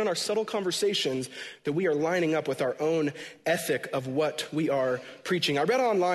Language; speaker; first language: English; native; English